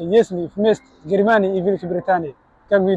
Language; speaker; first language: Russian; non-native, learner; Somali